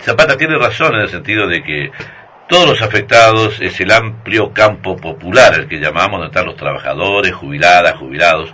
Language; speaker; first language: Spanish; native; Spanish